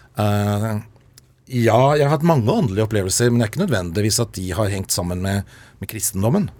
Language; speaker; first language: Norwegian; native; Norwegian